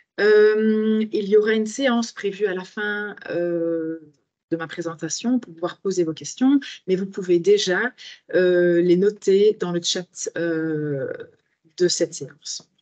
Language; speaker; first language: French; native; French